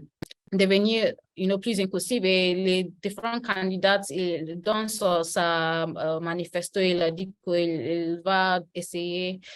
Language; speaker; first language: French; non-native, learner; Yoruba